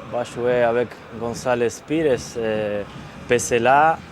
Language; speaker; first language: French; non-native, fluent; Spanish